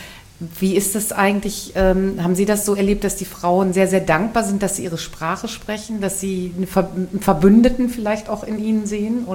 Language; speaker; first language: German; native; German